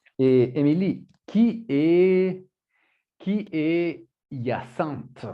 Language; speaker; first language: French; non-native, fluent; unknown